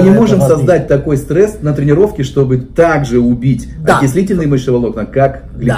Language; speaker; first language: Russian; native; Russian